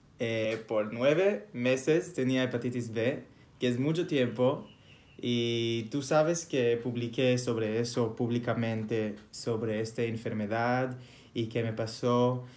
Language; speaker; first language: Spanish; non-native, fluent; Hebrew